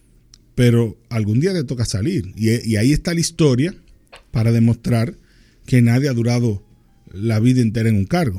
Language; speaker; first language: Spanish; native; Spanish